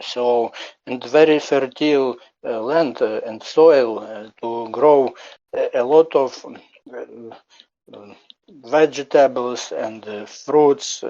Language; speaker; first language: English; non-native, learner; Ukrainian